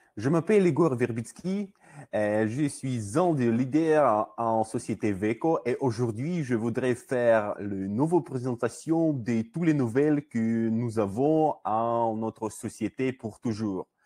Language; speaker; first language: French; non-native, learner; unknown